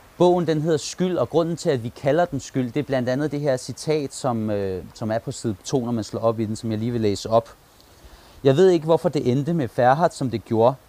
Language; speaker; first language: Danish; early bilingual, other home language; Turkish